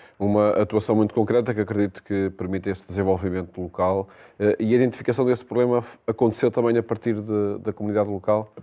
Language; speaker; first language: Portuguese; native; Portuguese